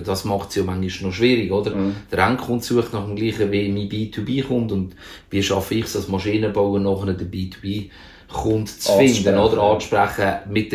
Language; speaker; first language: German; native; German